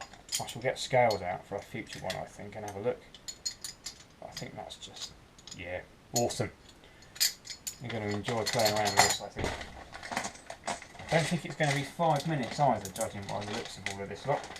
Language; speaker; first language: English; native; English